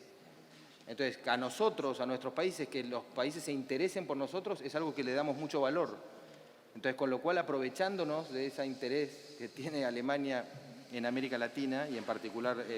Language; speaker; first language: Spanish; native; Spanish